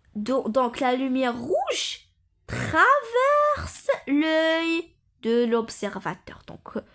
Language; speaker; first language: French; non-native, local second language; Arabic